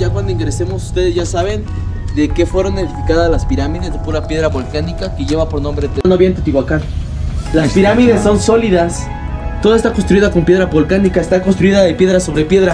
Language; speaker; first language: Spanish; native; Spanish